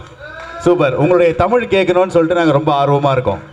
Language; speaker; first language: Tamil; native; Tamil